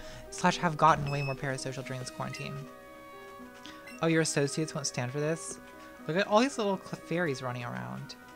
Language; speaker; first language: English; native; English